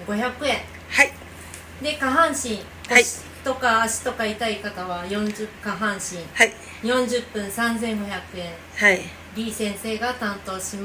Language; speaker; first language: Japanese; non-native, fluent; Thai